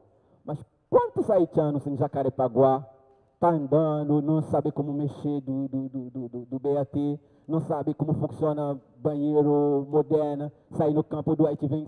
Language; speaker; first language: Portuguese; non-native, learner; Haitian Creole